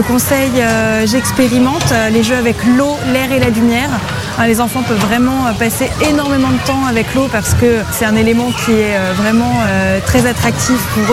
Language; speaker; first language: French; native; French